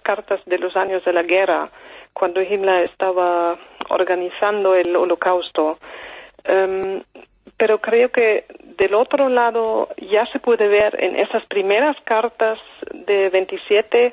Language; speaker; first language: Spanish; non-native, fluent; German